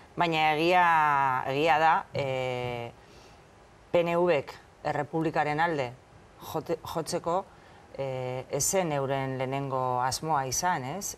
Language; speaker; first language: Basque; non-native, local second language; Spanish